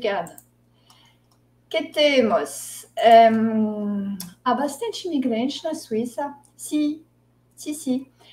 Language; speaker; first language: Portuguese; non-native, fluent; French